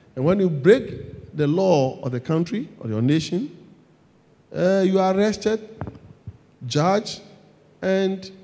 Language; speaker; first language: English; non-native, local second language; Akan